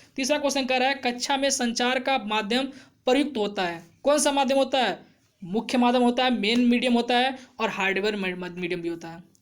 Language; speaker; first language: Hindi; native; Hindi